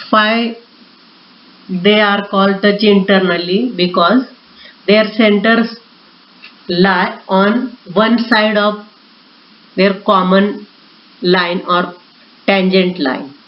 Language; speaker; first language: English; non-native, local second language; Marathi